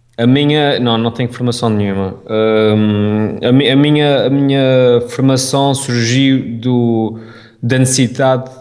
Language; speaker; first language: Portuguese; native; Portuguese